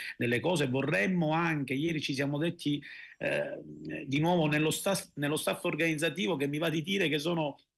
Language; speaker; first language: Italian; native; Italian